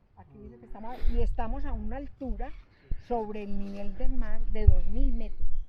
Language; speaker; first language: Spanish; native; Spanish